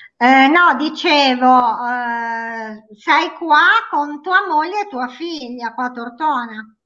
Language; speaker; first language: Italian; native; Italian